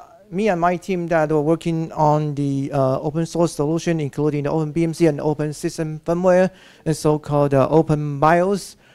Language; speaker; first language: English; non-native, fluent; Chinese